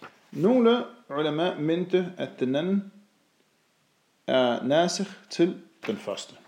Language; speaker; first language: Danish; non-native, fluent; Arabic